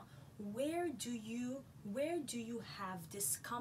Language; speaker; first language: English; non-native, learner; Haitian Creole